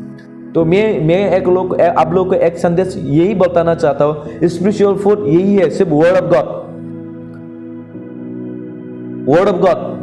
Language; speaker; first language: Hindi; non-native, local second language; Kok Borok